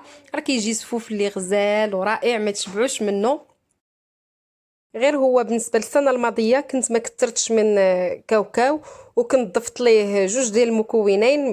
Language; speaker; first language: Arabic; native; Arabic